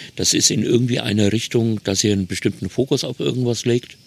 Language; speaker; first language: German; native; German